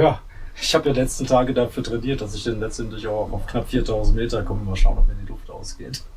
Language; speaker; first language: German; native; German